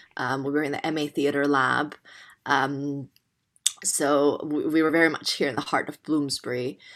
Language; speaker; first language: English; non-native, fluent; Indonesian